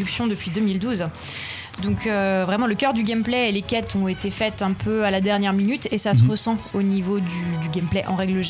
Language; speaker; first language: French; native; French